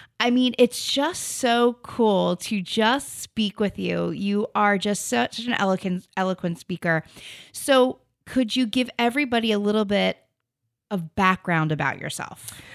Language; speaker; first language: English; native; English